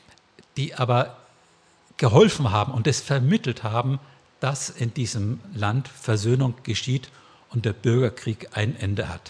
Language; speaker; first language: German; native; German